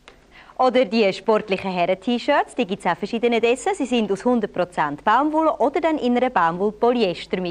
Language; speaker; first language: German; native; German